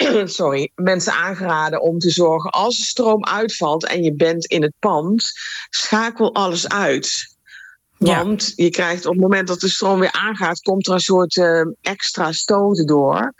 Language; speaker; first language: Dutch; native; Dutch